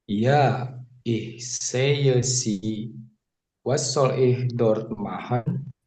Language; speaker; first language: German; non-native, learner; Indonesian